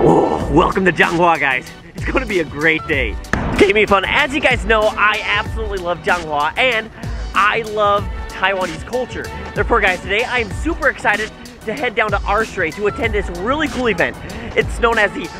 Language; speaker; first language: English; native; English